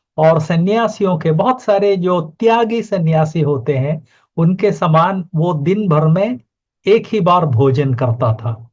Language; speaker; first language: Hindi; native; Hindi